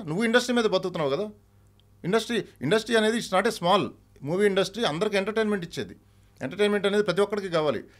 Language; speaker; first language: Telugu; native; Telugu